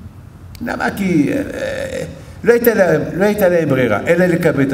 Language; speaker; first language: Hebrew; non-native, fluent; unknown